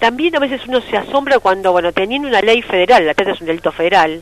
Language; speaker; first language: Spanish; native; Spanish